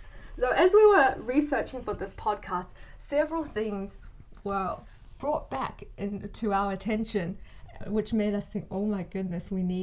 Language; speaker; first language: English; native; English